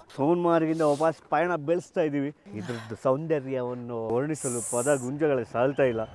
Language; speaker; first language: Kannada; native; Kannada